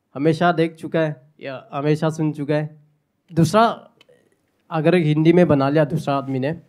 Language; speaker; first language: Hindi; non-native, local second language; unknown